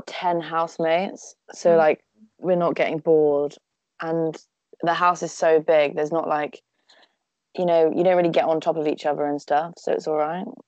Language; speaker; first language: English; native; English